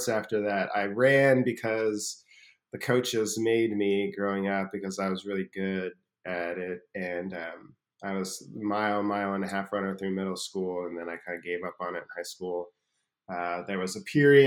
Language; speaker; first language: English; native; English